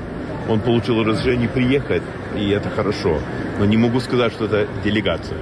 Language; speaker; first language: Russian; non-native, fluent; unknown